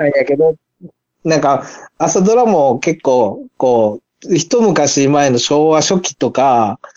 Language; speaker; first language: Japanese; native; Japanese